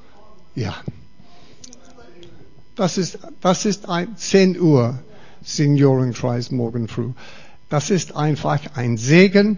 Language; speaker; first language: German; non-native, fluent; English